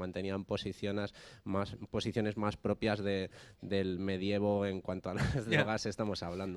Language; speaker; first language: Spanish; native; Spanish